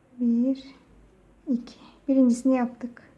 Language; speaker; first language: Turkish; native; Turkish